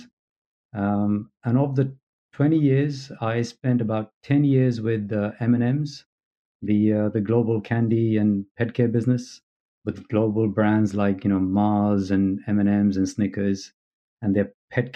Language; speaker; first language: English; native; English